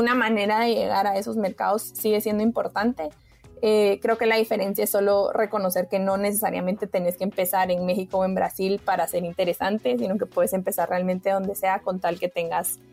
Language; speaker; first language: Spanish; native; Spanish